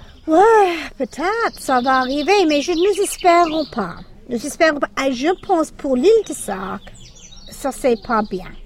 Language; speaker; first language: French; non-native, learner; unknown